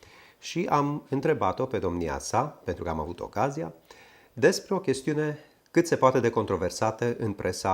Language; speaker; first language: Romanian; native; Romanian